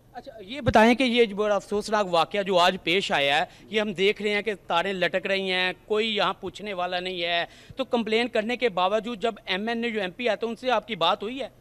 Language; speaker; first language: Urdu; non-native, local second language; Punjabi